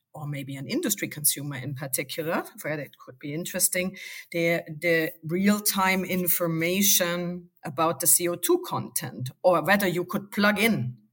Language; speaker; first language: English; non-native, fluent; German